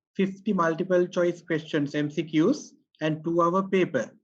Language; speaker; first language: English; non-native, local second language; Sinhala